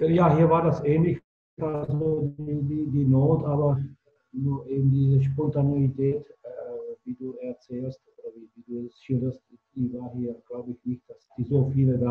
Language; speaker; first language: German; non-native, fluent; Czech